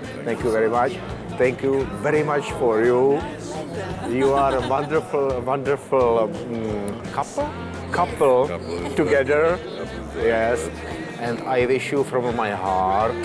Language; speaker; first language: English; non-native, learner; Czech